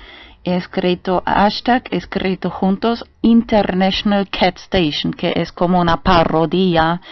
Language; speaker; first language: Spanish; non-native, fluent; German